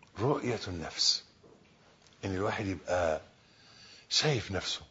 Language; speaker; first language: Arabic; native; Arabic